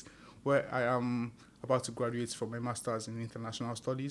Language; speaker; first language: English; non-native, local second language; Yoruba